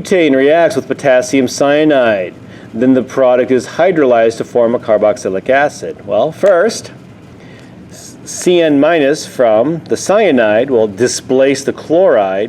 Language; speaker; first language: English; native; English